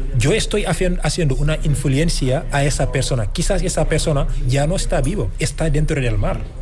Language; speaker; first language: Spanish; non-native, fluent; Wolof